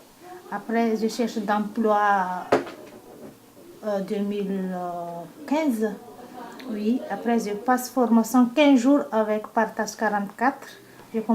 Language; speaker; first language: French; non-native, learner; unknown